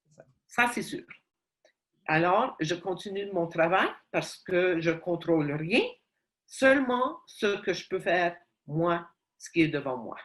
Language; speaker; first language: French; non-native, fluent; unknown